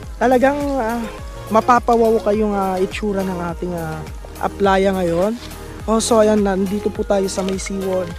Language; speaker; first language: Filipino; native; Filipino